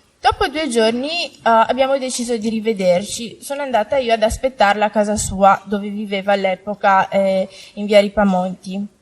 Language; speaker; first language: Italian; non-native, fluent; Romanian